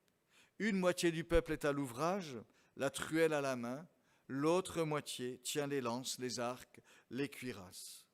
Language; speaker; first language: French; native; French